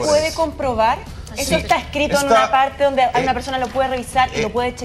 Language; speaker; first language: Spanish; native; Spanish